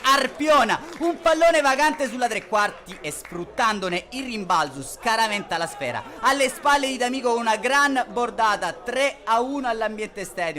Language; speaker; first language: Italian; native; Italian